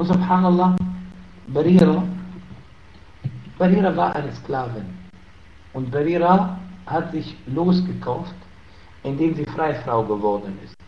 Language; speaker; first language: German; non-native, fluent; Arabic